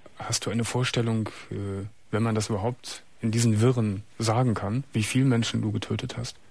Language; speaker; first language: German; native; German